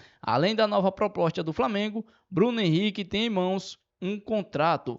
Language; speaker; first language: Portuguese; native; Portuguese